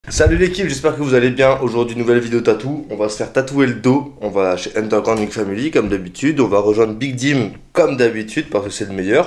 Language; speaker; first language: French; native; French